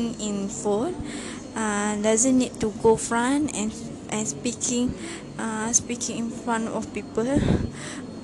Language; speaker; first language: English; non-native, local second language; Malay